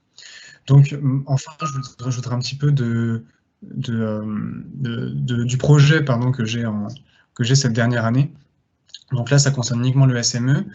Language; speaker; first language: French; native; French